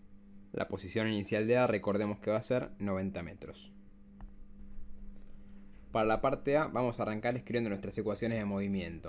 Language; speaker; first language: Spanish; native; Spanish